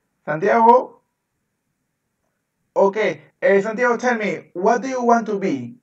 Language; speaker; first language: English; non-native, fluent; Spanish